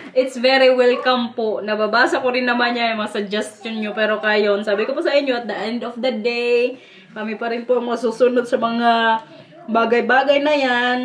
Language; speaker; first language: Filipino; non-native, local second language; Waray